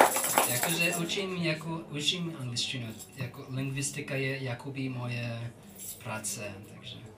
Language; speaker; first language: Czech; non-native, learner; English